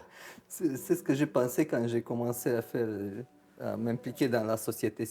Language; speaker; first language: French; non-native, fluent; Romanian